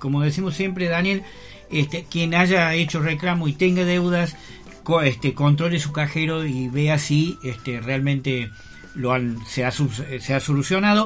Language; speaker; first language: Spanish; native; Spanish